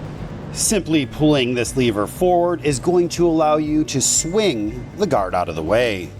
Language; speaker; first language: English; native; English